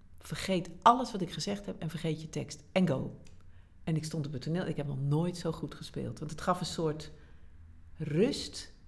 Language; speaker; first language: Dutch; native; Dutch